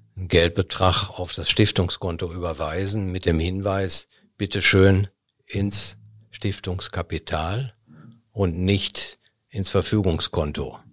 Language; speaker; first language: German; native; German